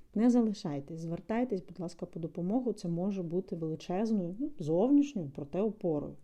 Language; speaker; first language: Ukrainian; non-native, local second language; Russian